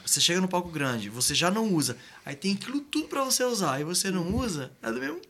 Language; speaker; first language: Portuguese; native; Portuguese